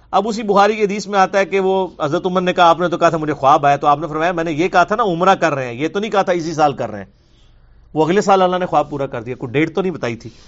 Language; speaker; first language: Urdu; non-native, local second language; Punjabi